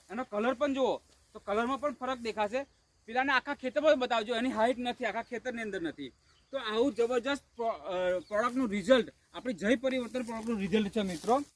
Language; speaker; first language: Gujarati; native; Gujarati